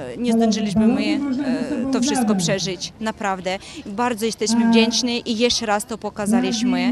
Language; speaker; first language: Polish; non-native, learner; Ukrainian